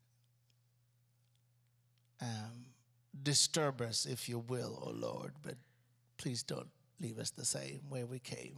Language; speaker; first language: English; non-native, local second language; Ganda